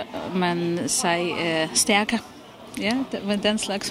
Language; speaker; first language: Danish; non-native, fluent; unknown